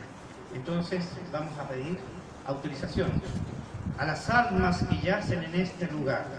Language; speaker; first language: Spanish; native; Spanish